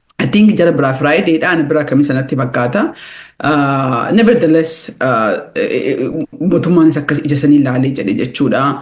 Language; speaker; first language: Oromo; early bilingual, heritage; Oromo